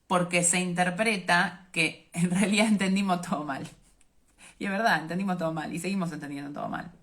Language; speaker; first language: Spanish; native; Spanish